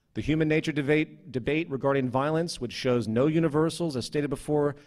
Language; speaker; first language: English; native; English